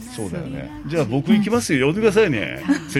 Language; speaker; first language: Japanese; native; Japanese